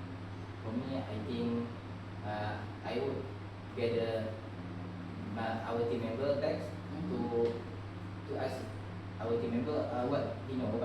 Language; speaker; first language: English; non-native, learner; Malay